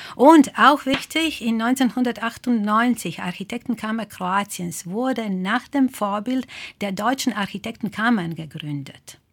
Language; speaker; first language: German; non-native, fluent; Croatian